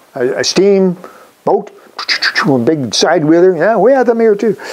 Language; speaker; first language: English; native; English